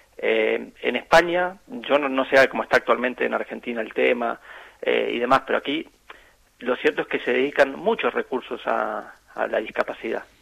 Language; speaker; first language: Spanish; native; Spanish